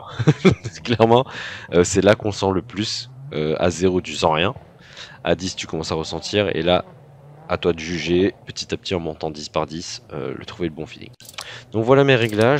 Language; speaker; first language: French; native; French